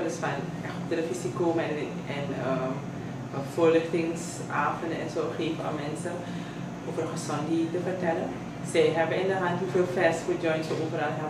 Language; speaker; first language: Dutch; native; Dutch